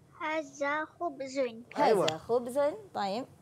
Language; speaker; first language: Arabic; non-native, fluent; Malay